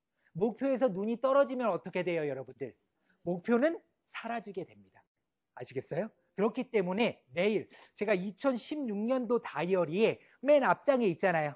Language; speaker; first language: Korean; native; Korean